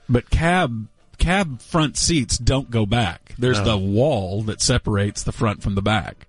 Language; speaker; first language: English; native; English